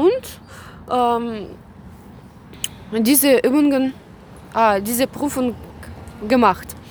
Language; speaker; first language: German; non-native, learner; Russian